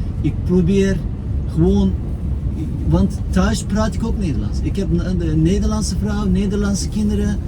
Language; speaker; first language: Dutch; non-native, fluent; Turkish